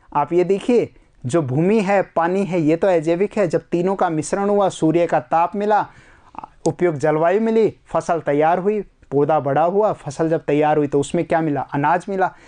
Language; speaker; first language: Hindi; native; Hindi